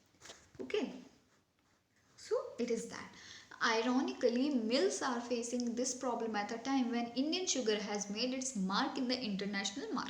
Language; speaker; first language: English; non-native, local second language; Hindi